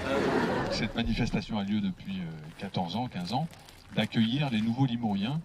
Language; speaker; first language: French; native; French